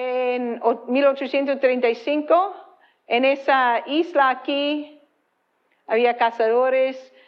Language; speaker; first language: Spanish; non-native, fluent; English